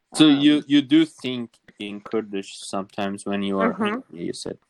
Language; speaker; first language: English; non-native, fluent; Kurdish